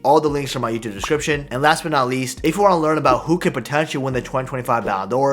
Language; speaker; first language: English; native; English